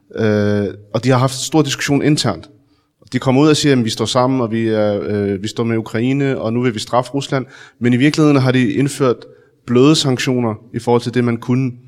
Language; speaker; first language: Danish; early bilingual, other home language; Arabic